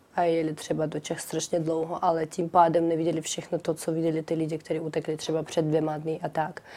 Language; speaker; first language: Czech; non-native, fluent; Ukrainian